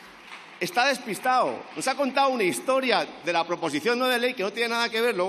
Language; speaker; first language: Spanish; native; Spanish